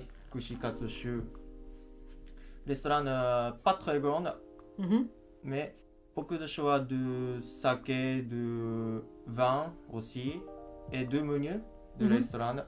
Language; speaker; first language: French; non-native, learner; Japanese